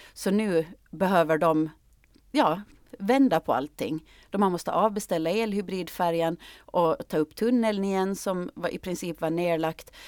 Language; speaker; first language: Swedish; native; Swedish